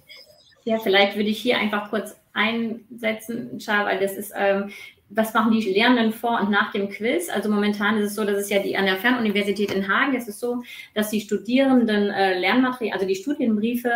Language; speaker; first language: German; native; German